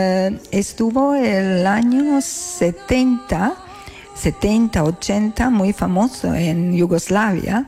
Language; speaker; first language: Spanish; non-native, learner; Croatian